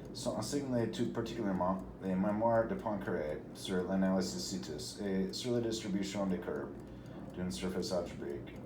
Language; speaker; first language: French; non-native, learner; English